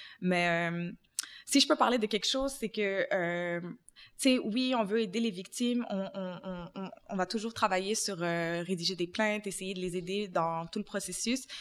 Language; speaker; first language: French; native; French